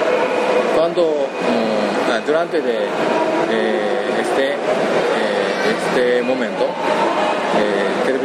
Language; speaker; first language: Spanish; non-native, learner; Japanese